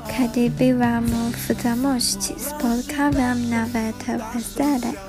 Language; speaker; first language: Polish; non-native, learner; Chinese